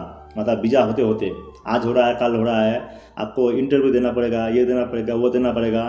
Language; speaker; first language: Hindi; non-native, local second language; Bangla